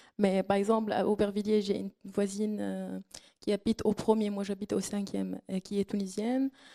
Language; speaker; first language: French; non-native, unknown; Arabic